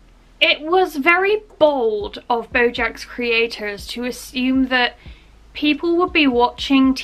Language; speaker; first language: English; native; English